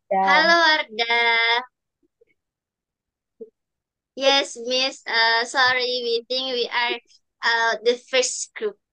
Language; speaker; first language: English; non-native, learner; Indonesian